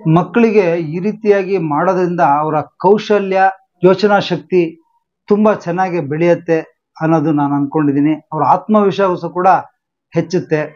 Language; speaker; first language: Kannada; native; Kannada